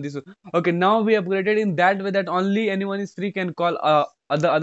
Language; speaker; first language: English; non-native, local second language; Hindi